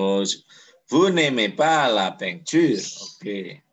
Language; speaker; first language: French; non-native, fluent; Indonesian